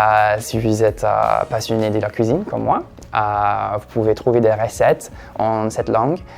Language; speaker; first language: French; non-native, fluent; English